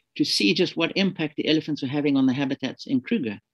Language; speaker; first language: English; native; English